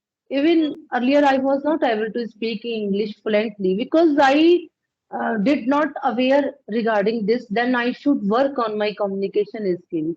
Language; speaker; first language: English; non-native, learner; Punjabi